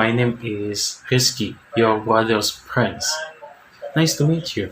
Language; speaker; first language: English; non-native, learner; Indonesian